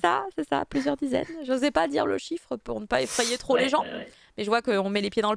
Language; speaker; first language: French; native; French